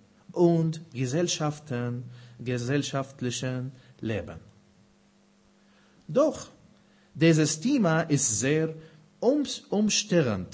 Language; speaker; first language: German; non-native, fluent; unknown